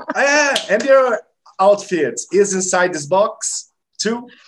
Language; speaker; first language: English; non-native, learner; Portuguese